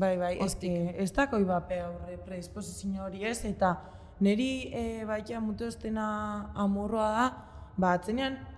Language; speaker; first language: Basque; native; Basque